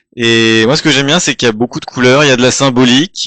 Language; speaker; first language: French; native; French